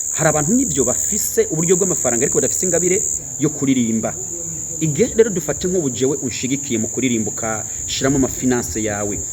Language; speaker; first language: Rundi; native; Rundi